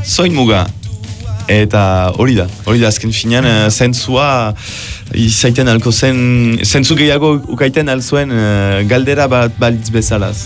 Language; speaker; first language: Basque; non-native, local second language; French